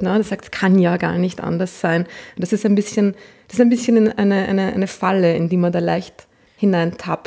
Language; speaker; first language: German; native; German